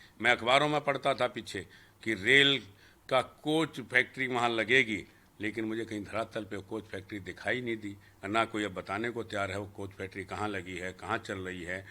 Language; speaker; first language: Hindi; native; Hindi